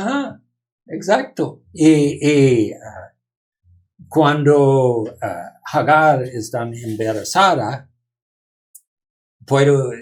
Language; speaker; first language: Spanish; non-native, learner; English